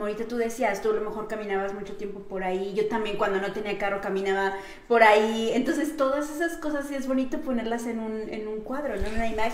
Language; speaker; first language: Spanish; native; Spanish